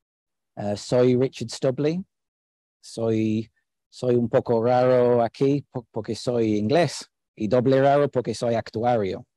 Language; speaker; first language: Spanish; non-native, fluent; English